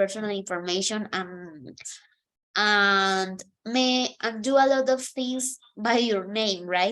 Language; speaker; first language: English; non-native, fluent; Spanish